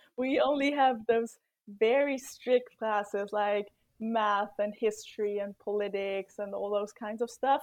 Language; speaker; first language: English; non-native, fluent; German